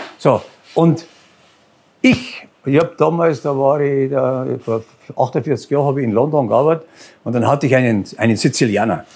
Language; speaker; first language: German; native; German